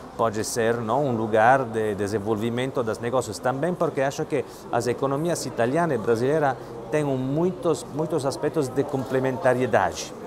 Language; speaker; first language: Portuguese; non-native, fluent; Italian